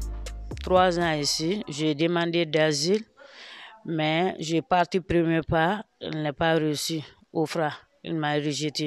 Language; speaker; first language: French; non-native, learner; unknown